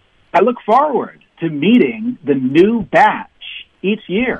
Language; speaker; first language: English; native; English